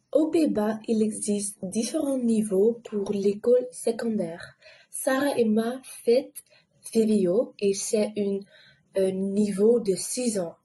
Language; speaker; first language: French; non-native, learner; Dutch